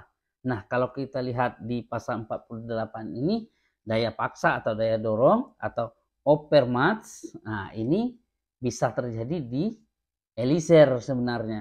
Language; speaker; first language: Indonesian; native; Indonesian